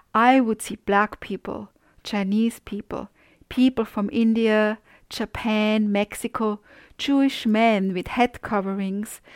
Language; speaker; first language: English; non-native, fluent; German